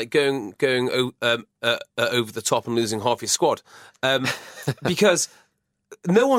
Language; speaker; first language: English; native; English